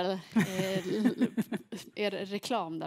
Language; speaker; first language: Swedish; native; Swedish